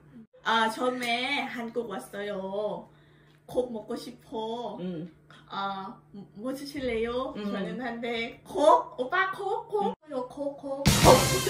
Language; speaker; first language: Korean; non-native, learner; Thai